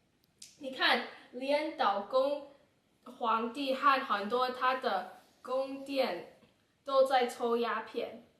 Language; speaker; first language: Chinese; non-native, learner; English